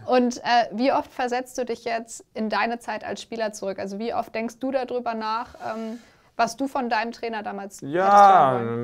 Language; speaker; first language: German; native; German